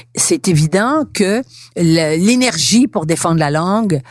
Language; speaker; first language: French; native; French